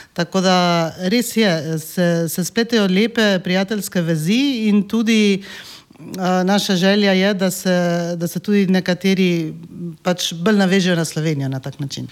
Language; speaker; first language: Slovenian; native; Slovenian